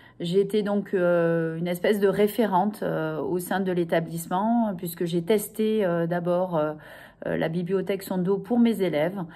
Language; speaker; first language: French; native; French